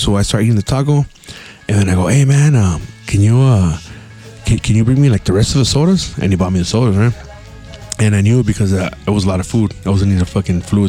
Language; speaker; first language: English; early bilingual, other home language; Spanish